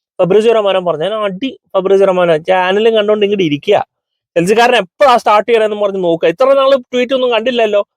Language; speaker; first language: Malayalam; native; Malayalam